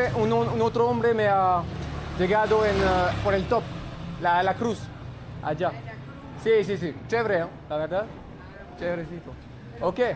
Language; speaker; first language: Spanish; non-native, learner; French